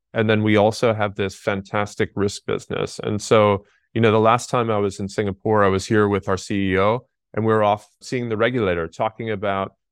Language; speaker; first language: English; native; English